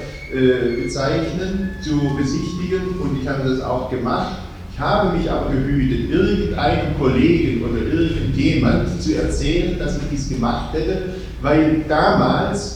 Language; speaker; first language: German; native; German